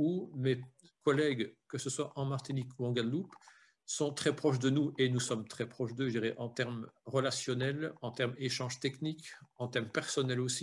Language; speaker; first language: French; native; French